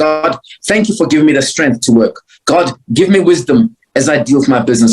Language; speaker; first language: English; non-native, local second language; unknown